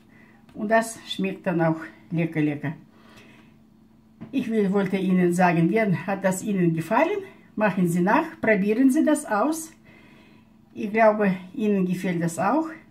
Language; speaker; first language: German; non-native, fluent; Russian